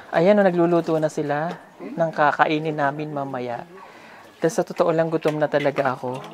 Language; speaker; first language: Filipino; native; Filipino